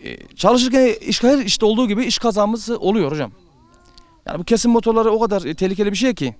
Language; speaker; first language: Turkish; native; Turkish